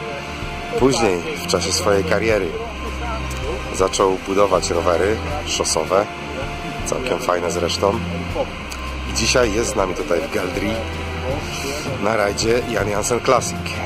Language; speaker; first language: Polish; native; Polish